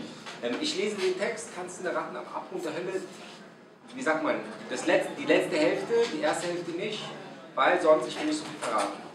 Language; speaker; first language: German; non-native, fluent; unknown